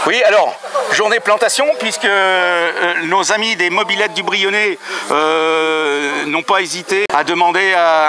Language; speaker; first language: French; native; French